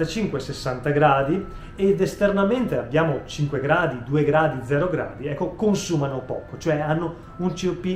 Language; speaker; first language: Italian; native; Italian